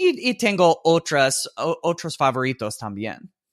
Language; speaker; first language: Spanish; non-native, fluent; English